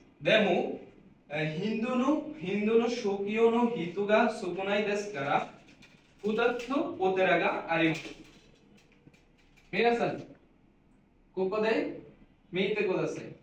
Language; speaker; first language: Japanese; non-native, learner; Bangla